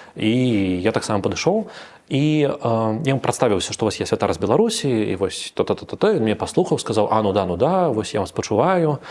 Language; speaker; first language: Belarusian; non-native, local second language; Russian